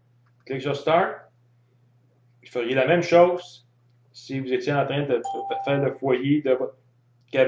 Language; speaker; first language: French; native; French